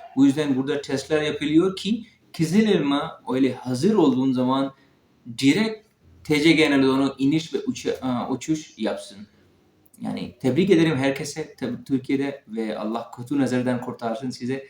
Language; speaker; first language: Turkish; non-native, learner; Urdu